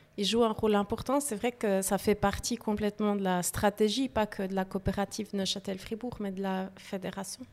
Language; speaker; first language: French; native; French